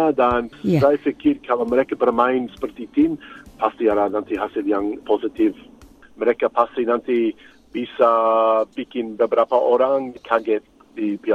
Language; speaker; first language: Indonesian; non-native, fluent; English